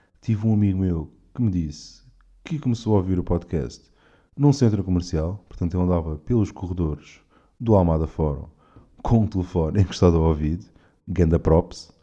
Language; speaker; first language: Portuguese; native; Portuguese